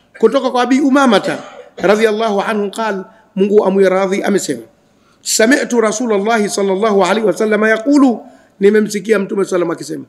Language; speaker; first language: Swahili; native; Swahili